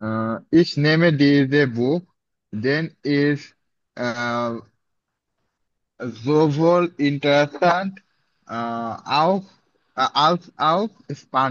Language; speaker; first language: German; non-native, learner; Bangla